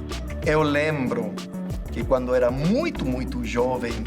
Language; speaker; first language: Portuguese; non-native, fluent; English